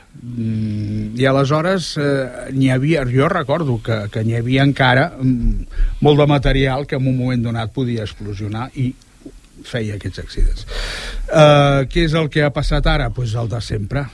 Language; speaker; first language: Catalan; native; Catalan